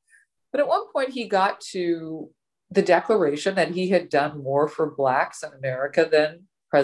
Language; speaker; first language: English; native; English